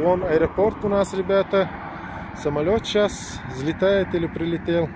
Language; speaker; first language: Russian; non-native, local second language; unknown